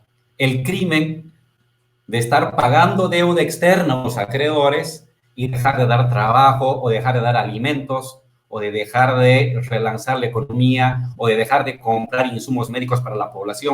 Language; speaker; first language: Spanish; native; Spanish